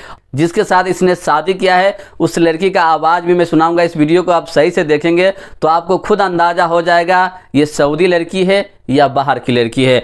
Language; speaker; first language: Hindi; native; Hindi